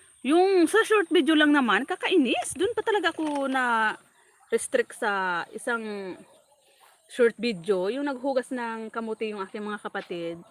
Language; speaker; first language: Filipino; non-native, local second language; Bikol